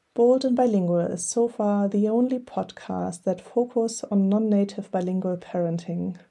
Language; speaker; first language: English; non-native, fluent; German